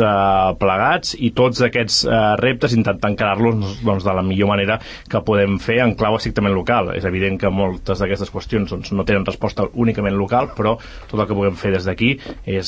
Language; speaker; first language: Catalan; native; Catalan